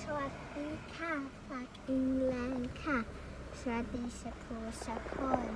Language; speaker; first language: Thai; early bilingual, heritage; English